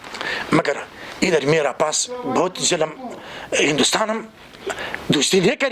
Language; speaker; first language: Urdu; non-native, learner; Pashto